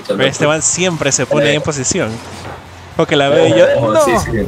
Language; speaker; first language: Spanish; native; Spanish